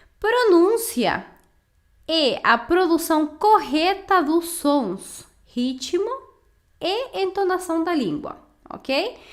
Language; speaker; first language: Portuguese; non-native, fluent; Spanish